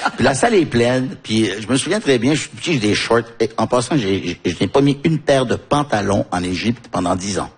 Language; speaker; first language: French; native; French